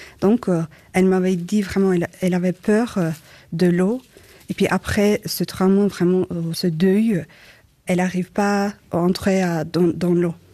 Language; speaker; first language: French; non-native, learner; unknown